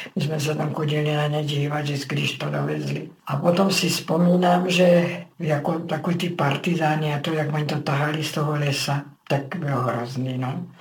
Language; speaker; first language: Czech; native; Czech